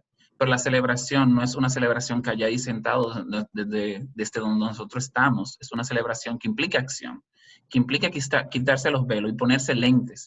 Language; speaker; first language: Spanish; native; Spanish